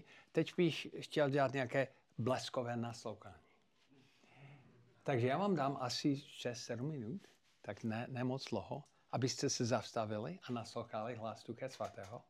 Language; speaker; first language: Czech; non-native, fluent; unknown